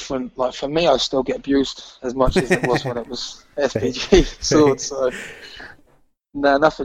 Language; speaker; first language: English; native; English